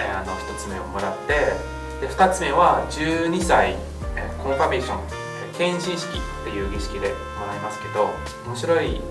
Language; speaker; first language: Japanese; non-native, fluent; English